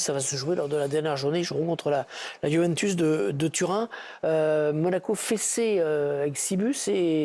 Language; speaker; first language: French; native; French